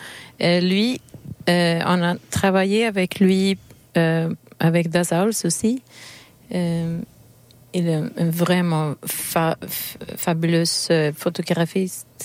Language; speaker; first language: French; non-native, learner; Swedish